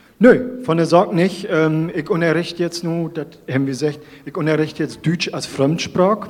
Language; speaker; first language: German; native; German